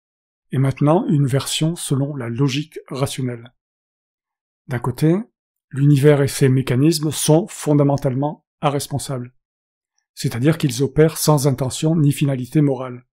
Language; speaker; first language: French; native; French